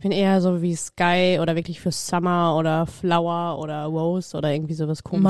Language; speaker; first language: German; native; German